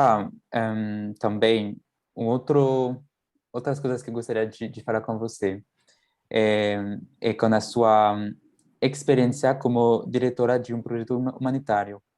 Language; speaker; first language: Portuguese; non-native, fluent; French